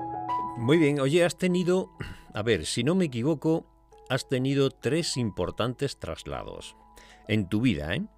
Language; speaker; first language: Spanish; native; Spanish